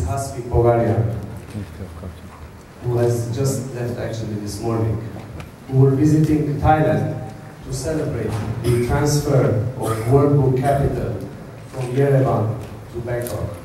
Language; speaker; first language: English; non-native, fluent; Armenian